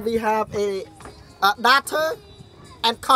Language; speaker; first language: English; non-native, fluent; Khmer